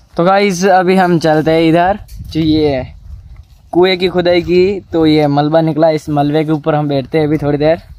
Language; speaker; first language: Hindi; native; Hindi